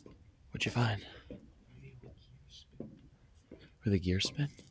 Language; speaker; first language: English; native; English